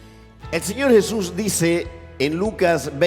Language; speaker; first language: Spanish; native; Spanish